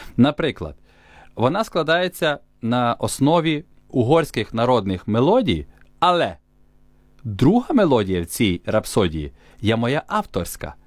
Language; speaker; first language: Ukrainian; native; Ukrainian